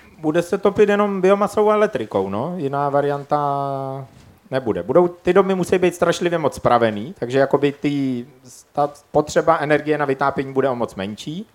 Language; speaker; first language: Czech; native; Czech